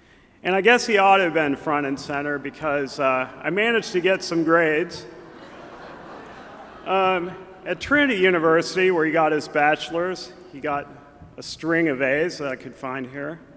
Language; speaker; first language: English; native; English